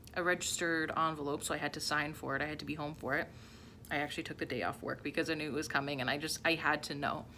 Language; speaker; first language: English; native; English